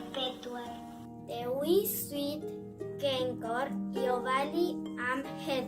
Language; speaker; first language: Welsh; non-native, learner; Spanish